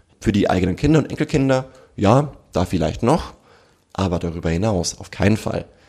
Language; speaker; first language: German; native; German